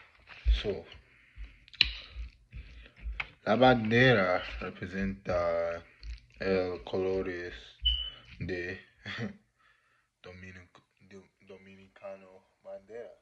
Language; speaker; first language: Spanish; non-native, learner; English